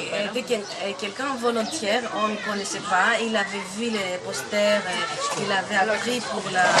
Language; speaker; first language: French; non-native, fluent; Greek